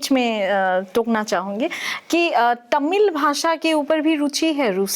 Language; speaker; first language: Hindi; native; Hindi